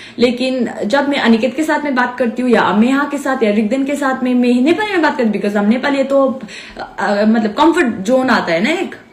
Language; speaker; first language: Hindi; non-native, local second language; Nepali